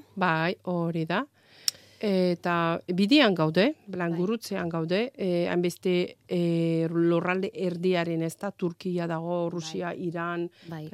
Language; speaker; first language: Basque; non-native, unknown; Azerbaijani